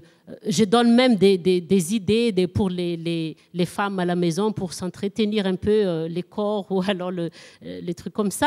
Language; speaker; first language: French; non-native, local second language; Malagasy